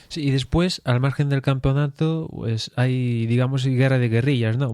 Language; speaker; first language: Spanish; native; Spanish